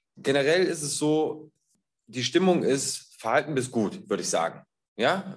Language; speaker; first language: German; native; German